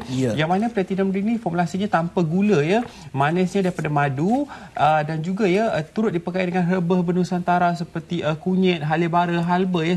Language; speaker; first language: Malay; native; Malay